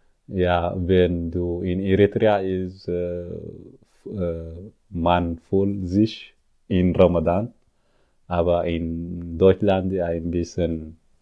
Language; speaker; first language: German; non-native, learner; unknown